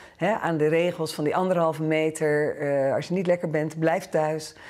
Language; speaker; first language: Dutch; native; Dutch